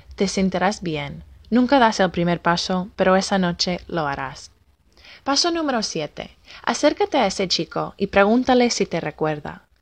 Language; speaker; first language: Spanish; non-native, fluent; English